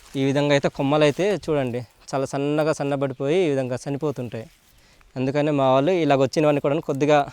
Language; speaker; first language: Telugu; non-native, local second language; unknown